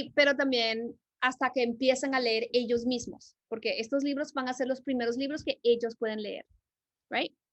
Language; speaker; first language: Spanish; early bilingual, other home language; English